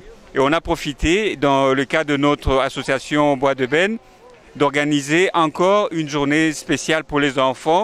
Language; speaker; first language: French; native; French